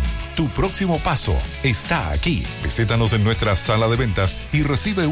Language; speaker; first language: Spanish; native; Spanish